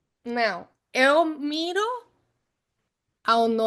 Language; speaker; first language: Spanish; non-native, fluent; English